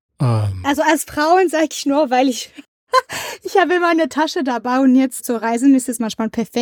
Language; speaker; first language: German; non-native, learner; French